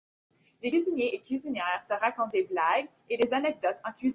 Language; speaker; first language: French; native; French